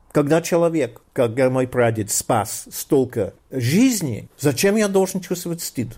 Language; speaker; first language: Russian; non-native, fluent; English